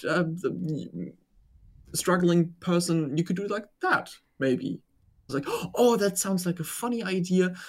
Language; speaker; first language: English; non-native, fluent; German